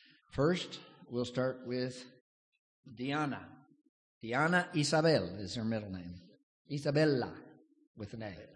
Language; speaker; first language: English; native; English